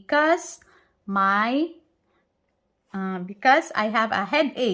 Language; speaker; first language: English; non-native, local second language; Filipino